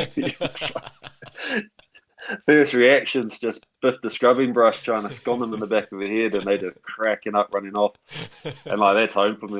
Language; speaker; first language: English; native; English